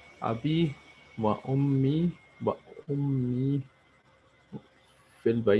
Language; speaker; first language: Arabic; non-native, learner; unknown